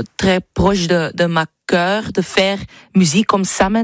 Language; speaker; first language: French; non-native, learner; English